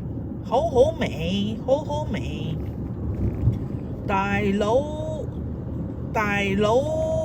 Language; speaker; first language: Cantonese; non-native, learner; Japanese